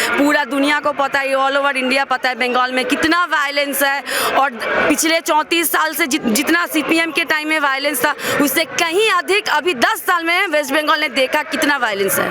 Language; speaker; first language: Hindi; non-native, local second language; Bangla